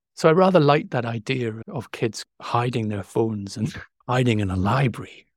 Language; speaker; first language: English; native; English